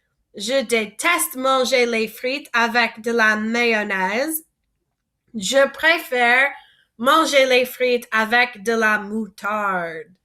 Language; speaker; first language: French; non-native, fluent; English